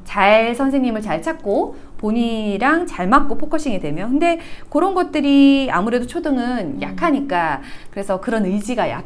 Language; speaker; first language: Korean; native; Korean